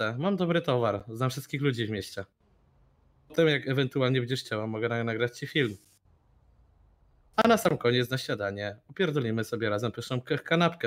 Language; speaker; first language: Polish; native; Polish